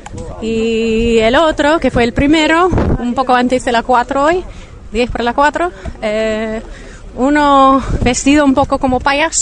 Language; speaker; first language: Spanish; non-native, learner; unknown